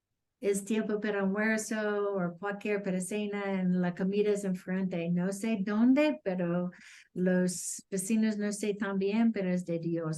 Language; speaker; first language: Spanish; non-native, learner; English